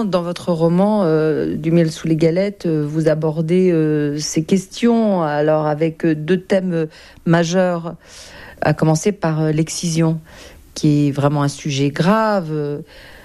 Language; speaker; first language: French; native; French